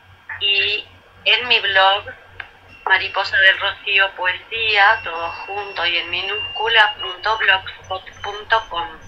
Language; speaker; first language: Spanish; native; Spanish